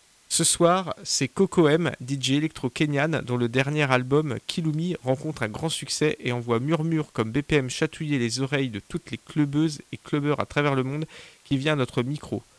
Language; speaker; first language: French; native; French